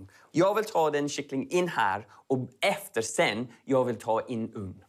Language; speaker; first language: Swedish; non-native, learner; English